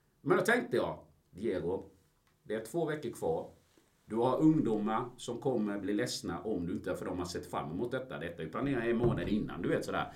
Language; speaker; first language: Swedish; early bilingual, other home language; Spanish